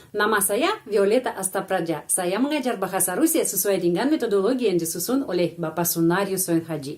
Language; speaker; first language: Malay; non-native, fluent; Russian